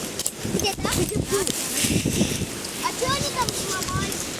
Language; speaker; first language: Russian; native; Russian